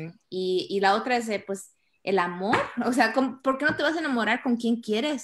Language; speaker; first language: Spanish; early bilingual, heritage; Spanish